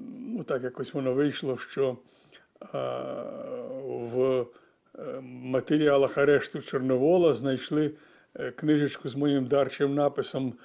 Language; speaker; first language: Ukrainian; native; Ukrainian